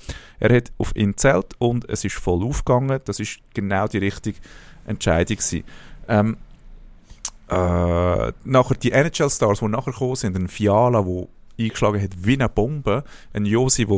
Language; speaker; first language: German; native; German